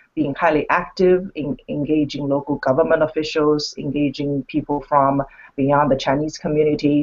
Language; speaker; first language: English; non-native, fluent; Chinese